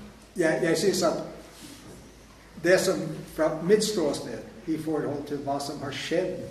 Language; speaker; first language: Norwegian; non-native, fluent; English